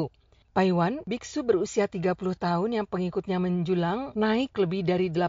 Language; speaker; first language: Indonesian; native; Indonesian